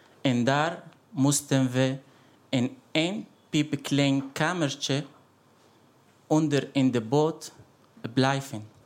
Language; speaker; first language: Dutch; non-native, fluent; Arabic